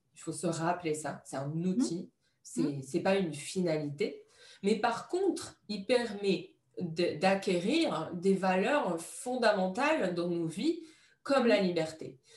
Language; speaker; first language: French; native; French